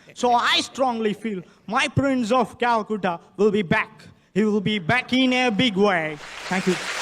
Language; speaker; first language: English; non-native, local second language; Tamil